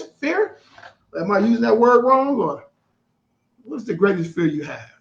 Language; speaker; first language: English; native; English